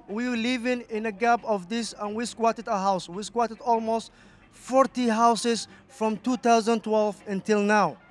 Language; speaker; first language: English; non-native, fluent; Somali